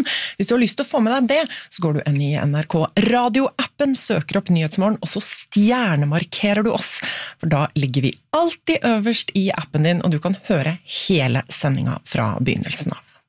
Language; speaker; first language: Norwegian; native; Norwegian